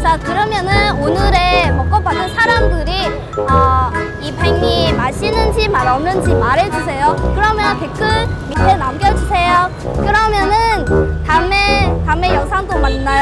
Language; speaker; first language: Korean; non-native, learner; Vietnamese